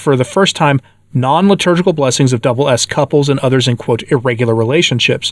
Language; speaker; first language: English; native; English